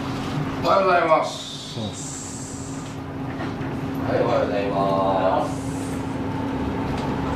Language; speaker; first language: Japanese; native; Japanese